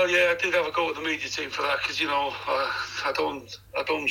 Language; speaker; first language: English; native; English